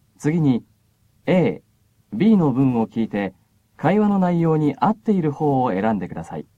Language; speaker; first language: Japanese; native; Japanese